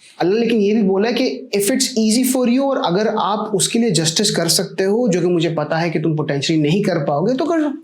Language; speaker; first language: Urdu; native; Urdu